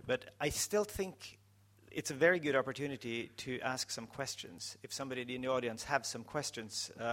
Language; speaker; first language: English; non-native, fluent; Norwegian